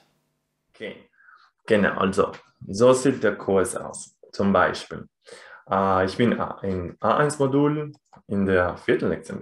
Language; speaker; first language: German; non-native, fluent; Spanish